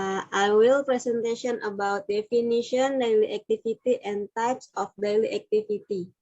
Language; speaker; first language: English; non-native, learner; Indonesian